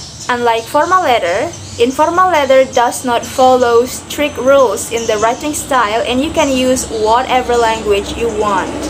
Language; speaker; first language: English; non-native, fluent; Indonesian